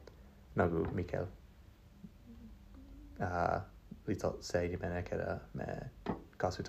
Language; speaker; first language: Estonian; non-native, learner; English